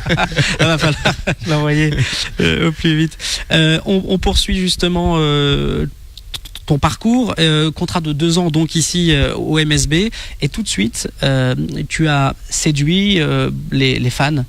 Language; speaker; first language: French; native; French